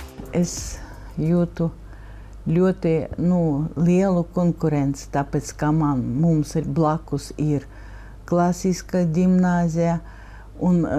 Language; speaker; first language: Latvian; non-native, local second language; Russian